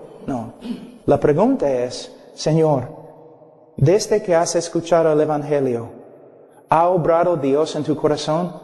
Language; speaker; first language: Spanish; non-native, fluent; English